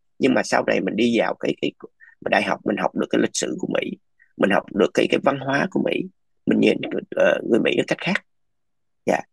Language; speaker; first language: Vietnamese; early bilingual, other home language; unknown